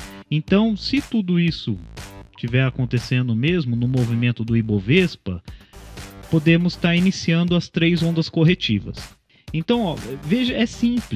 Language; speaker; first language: Portuguese; native; Portuguese